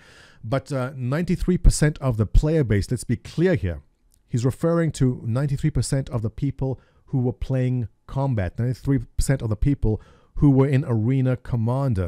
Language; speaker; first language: English; native; English